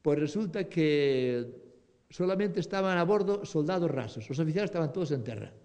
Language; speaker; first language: Spanish; non-native, local second language; Galician